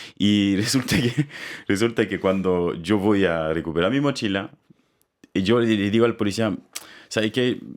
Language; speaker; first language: Spanish; native; Spanish